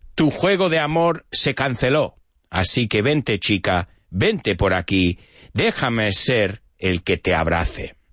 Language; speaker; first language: Spanish; non-native, fluent; English